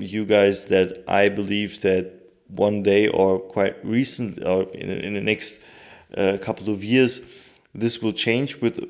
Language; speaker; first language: English; non-native, fluent; Turkish